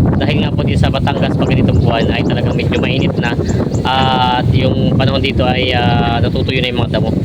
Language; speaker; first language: Filipino; native; Filipino